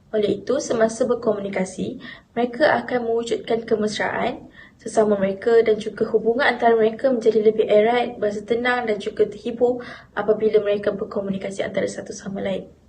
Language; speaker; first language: Malay; native; Malay